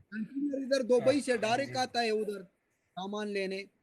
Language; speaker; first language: Hindi; non-native, local second language; Pashto